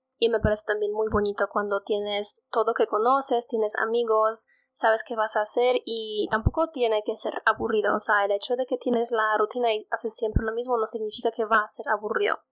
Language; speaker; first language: Spanish; non-native, fluent; Polish